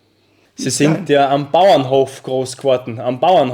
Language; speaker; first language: German; native; German